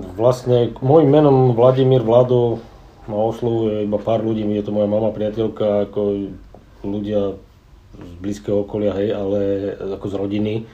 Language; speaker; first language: Slovak; native; Slovak